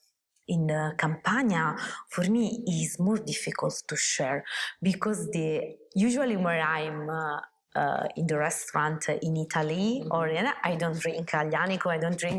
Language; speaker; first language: English; non-native, learner; Italian